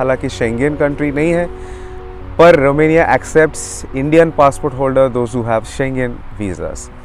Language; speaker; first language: Hindi; native; Hindi